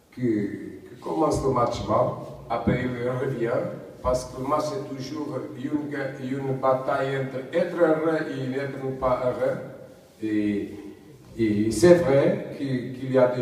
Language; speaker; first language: French; non-native, learner; Portuguese